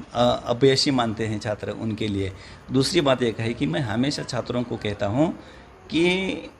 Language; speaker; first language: Hindi; non-native, local second language; Marathi